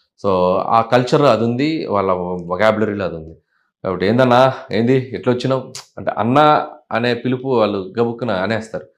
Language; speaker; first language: Telugu; native; Telugu